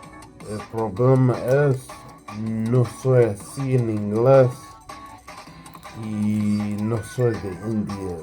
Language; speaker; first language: Spanish; non-native, learner; English